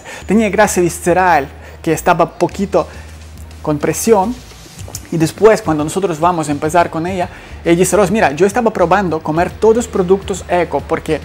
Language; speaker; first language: Spanish; non-native, fluent; Ukrainian